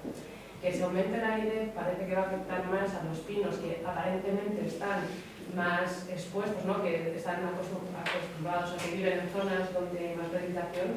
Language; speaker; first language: Spanish; native; Spanish